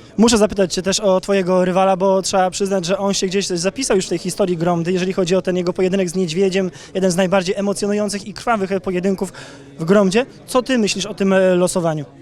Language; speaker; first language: Polish; native; Polish